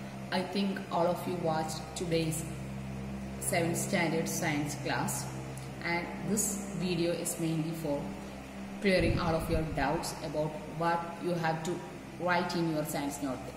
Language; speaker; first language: English; non-native, local second language; Malayalam